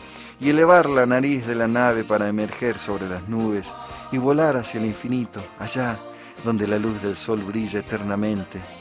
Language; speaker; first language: Spanish; native; Spanish